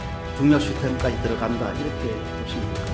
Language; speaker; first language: Korean; native; Korean